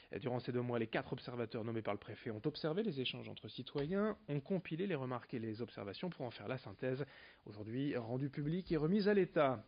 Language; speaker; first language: French; native; French